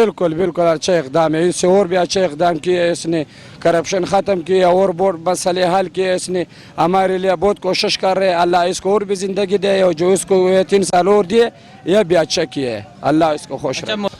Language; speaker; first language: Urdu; non-native, local second language; Pashto